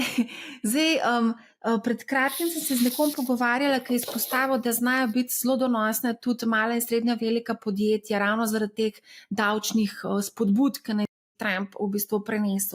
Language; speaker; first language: Slovenian; native; Slovenian